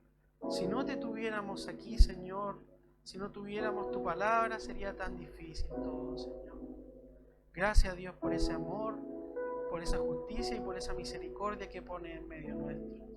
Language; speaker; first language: Spanish; native; Spanish